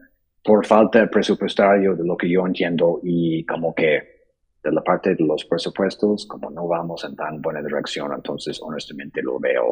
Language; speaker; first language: Spanish; non-native, fluent; English